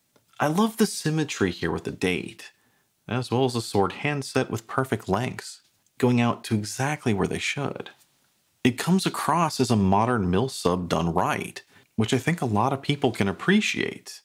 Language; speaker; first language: English; native; English